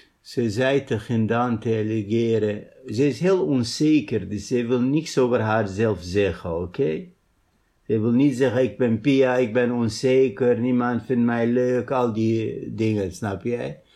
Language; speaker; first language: Dutch; non-native, fluent; Arabic